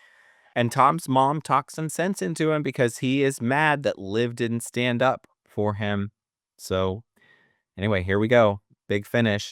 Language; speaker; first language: English; native; English